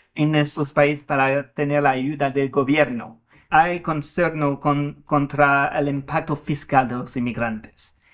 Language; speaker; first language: Spanish; non-native, fluent; French